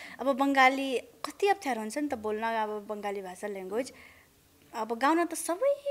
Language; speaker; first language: Nepali; non-native, local second language; Dangaura Tharu